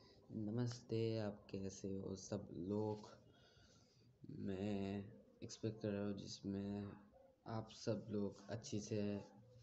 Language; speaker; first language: Hindi; non-native, learner; Bangla